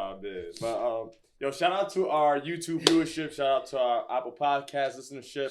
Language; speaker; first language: English; native; English